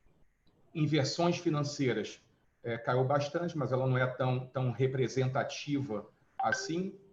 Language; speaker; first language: Portuguese; native; Portuguese